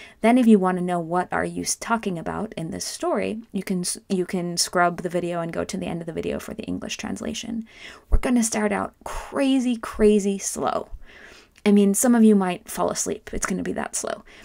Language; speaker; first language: English; native; English